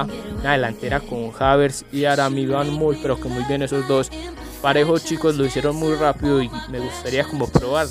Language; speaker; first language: Spanish; native; Spanish